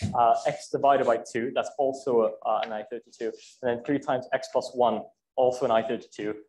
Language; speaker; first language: English; native; English